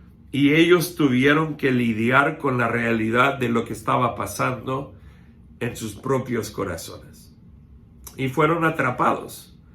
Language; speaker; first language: Spanish; non-native, fluent; English